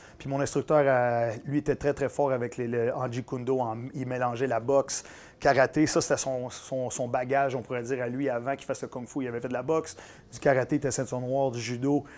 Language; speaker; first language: French; native; French